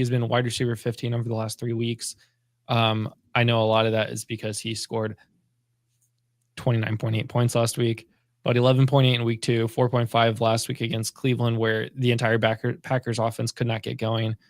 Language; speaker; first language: English; native; English